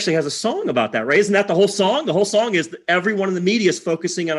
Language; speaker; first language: English; native; English